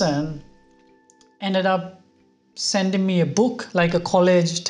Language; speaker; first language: English; non-native, local second language; Sinhala